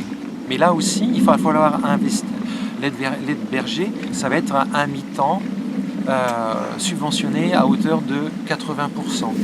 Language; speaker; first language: French; native; French